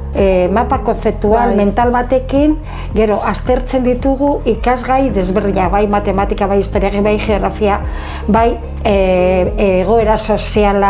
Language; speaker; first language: Basque; non-native, local second language; Spanish